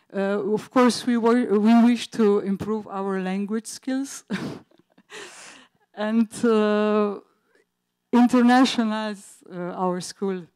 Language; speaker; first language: English; non-native, learner; Slovenian